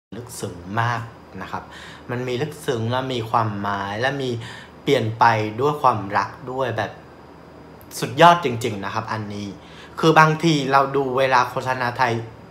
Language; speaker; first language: Thai; non-native, fluent; Vietnamese